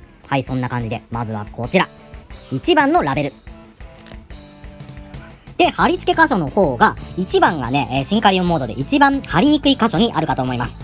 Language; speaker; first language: Japanese; native; Japanese